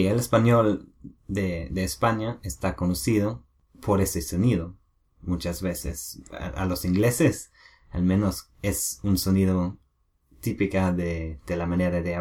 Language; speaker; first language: Spanish; non-native, learner; English